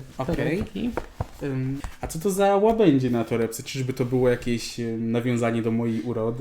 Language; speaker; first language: Polish; native; Polish